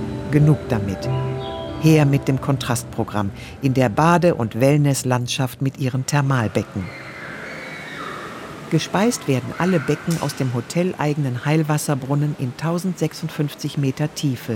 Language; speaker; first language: German; native; German